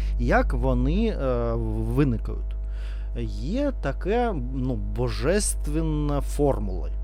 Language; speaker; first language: Ukrainian; non-native, learner; Russian